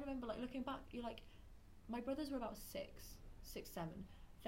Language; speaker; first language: English; native; English